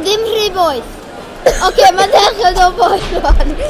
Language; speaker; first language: Welsh; non-native, local second language; English